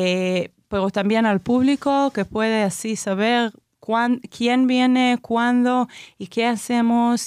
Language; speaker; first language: Spanish; non-native, fluent; Hebrew